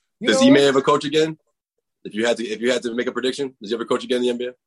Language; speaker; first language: English; native; English